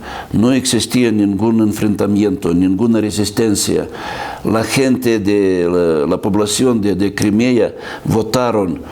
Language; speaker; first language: Spanish; non-native, fluent; Russian